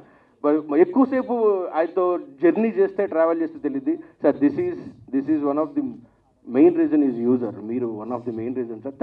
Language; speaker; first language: Telugu; native; Telugu